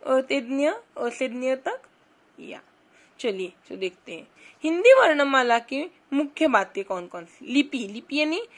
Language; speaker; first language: Hindi; non-native, local second language; Marathi